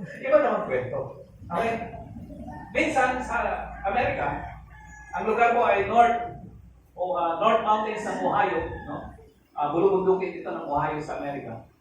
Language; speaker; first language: Filipino; non-native, local second language; Hiligaynon